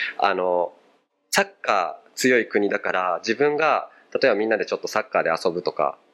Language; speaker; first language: Japanese; early bilingual, other home language; Portuguese